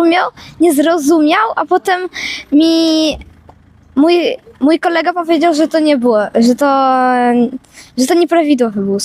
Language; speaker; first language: Polish; early bilingual, other home language; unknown